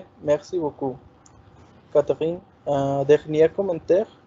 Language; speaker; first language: French; non-native, learner; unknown